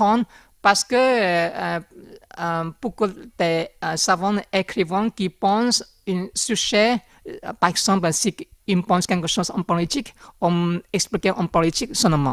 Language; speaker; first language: French; non-native, learner; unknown